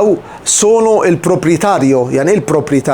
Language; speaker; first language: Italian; non-native, fluent; Arabic